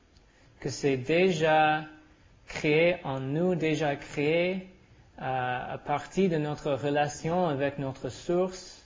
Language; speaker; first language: French; non-native, learner; English